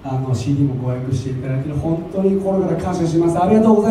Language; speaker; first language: Japanese; native; Japanese